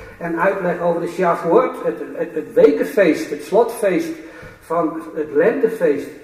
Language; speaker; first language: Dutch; native; Dutch